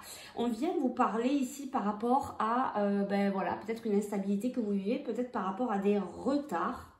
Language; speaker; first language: French; native; French